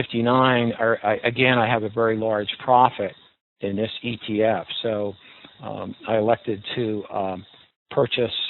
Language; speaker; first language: English; native; English